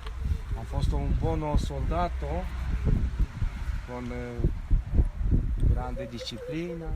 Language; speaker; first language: Italian; non-native, learner; Romanian